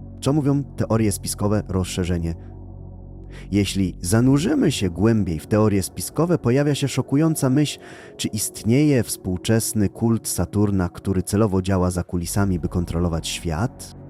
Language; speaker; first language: Polish; native; Polish